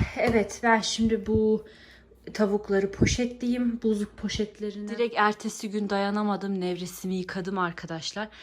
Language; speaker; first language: Turkish; early bilingual, heritage; Turkish